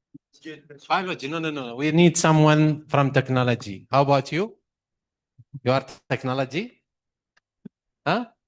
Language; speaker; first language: English; non-native, fluent; Arabic